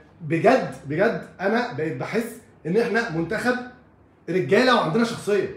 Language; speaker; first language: Arabic; native; Arabic